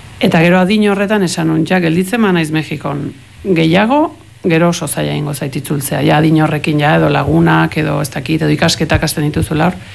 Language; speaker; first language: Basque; early bilingual, heritage; Basque